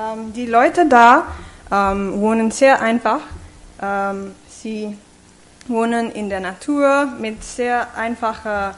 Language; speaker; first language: German; non-native, fluent; English